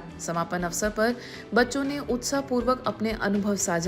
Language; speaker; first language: Hindi; native; Hindi